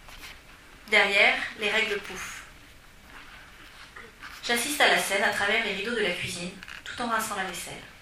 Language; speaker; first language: French; native; French